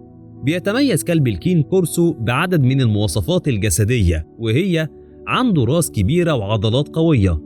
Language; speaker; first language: Arabic; native; Arabic